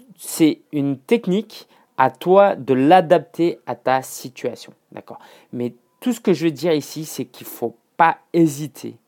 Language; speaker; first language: French; non-native, fluent; Chinese